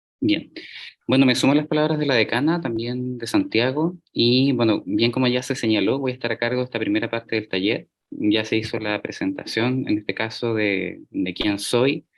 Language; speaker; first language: Spanish; native; Spanish